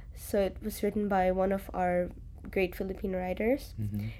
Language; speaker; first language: English; native; English